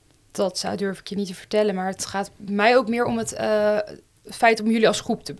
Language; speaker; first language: Dutch; native; Dutch